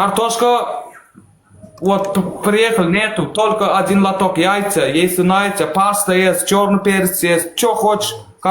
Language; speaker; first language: Russian; non-native, learner; Turkmen